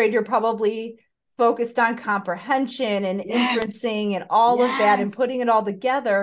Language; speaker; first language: English; native; English